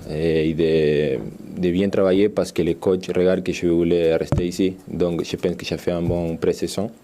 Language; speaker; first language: French; non-native, learner; Spanish